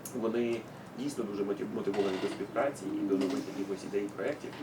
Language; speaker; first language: Ukrainian; non-native, fluent; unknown